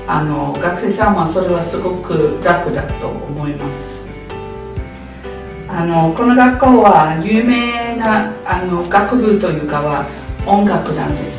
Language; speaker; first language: Japanese; non-native, fluent; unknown